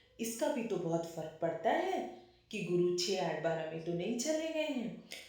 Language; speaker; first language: Hindi; native; Hindi